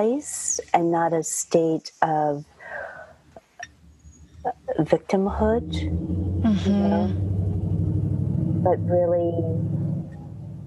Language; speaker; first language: English; native; English